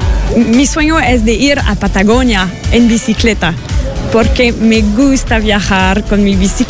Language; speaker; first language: Spanish; non-native, learner; French